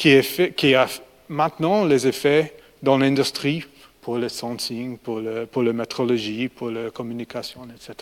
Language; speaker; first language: French; non-native, fluent; English